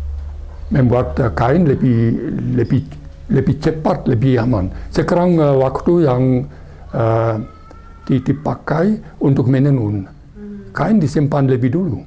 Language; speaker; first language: Indonesian; non-native, learner; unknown